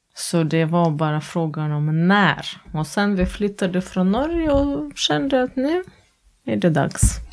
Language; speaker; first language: Swedish; non-native, fluent; Latvian